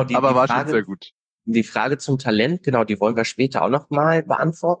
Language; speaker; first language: German; native; German